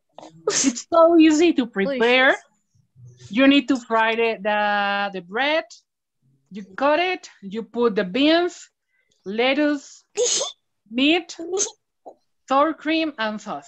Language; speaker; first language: English; non-native, learner; Spanish